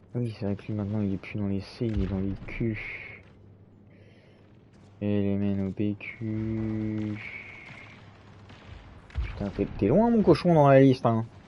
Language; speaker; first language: French; native; French